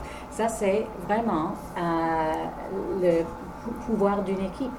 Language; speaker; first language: French; non-native, learner; English